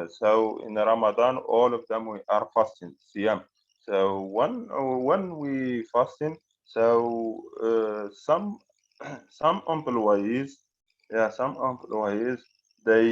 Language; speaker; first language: English; non-native, fluent; Arabic